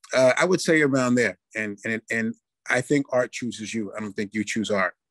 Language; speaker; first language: English; native; English